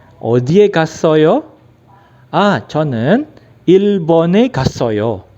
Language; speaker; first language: Korean; non-native, fluent; Indonesian